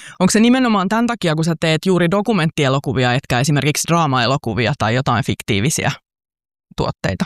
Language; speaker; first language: Finnish; native; Finnish